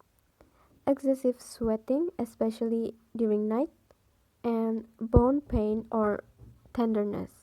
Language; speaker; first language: English; non-native, local second language; Malay